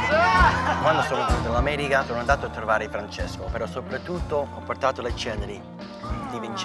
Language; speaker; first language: Italian; non-native, learner; English